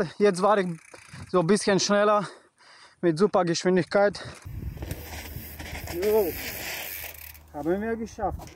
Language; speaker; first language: German; non-native, learner; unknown